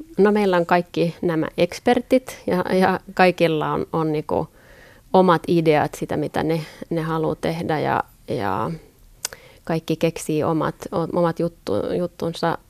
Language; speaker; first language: Finnish; non-native, local second language; Swedish